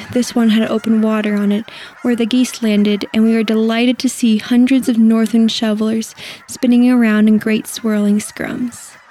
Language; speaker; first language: English; native; English